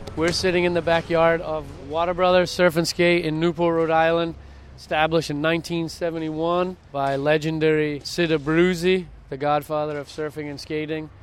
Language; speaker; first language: English; native; English